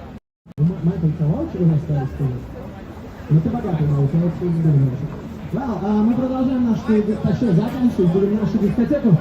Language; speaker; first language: Russian; native; Russian